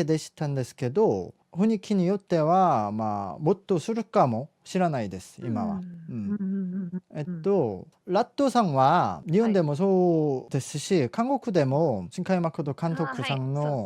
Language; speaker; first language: Japanese; non-native, fluent; Korean